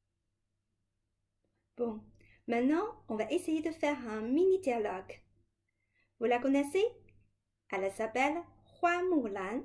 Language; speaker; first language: French; non-native, fluent; Chinese